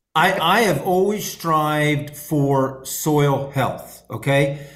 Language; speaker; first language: English; native; English